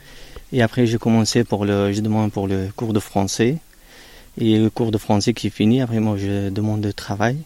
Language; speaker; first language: French; non-native, learner; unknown